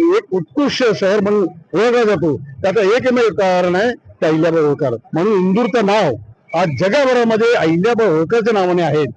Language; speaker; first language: Marathi; non-native, local second language; Hindi